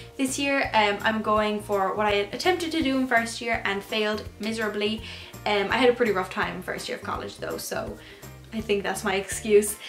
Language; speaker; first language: English; native; English